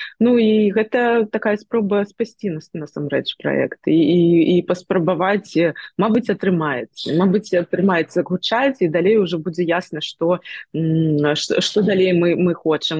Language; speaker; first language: Belarusian; non-native, local second language; Russian